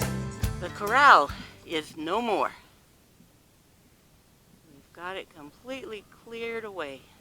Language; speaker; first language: English; native; English